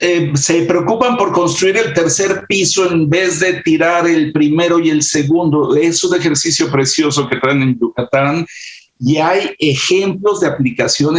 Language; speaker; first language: Spanish; native; Spanish